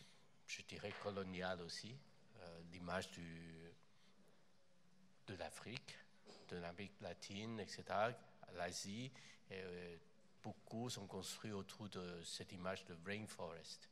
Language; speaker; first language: French; non-native, fluent; Chinese